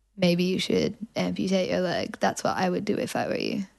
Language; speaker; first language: English; native; English